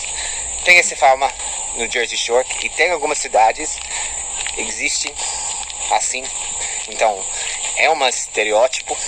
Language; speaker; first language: Portuguese; non-native, fluent; English